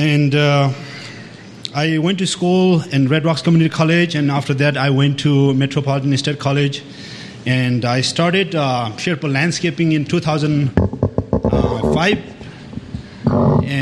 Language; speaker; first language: English; non-native, local second language; Sherpa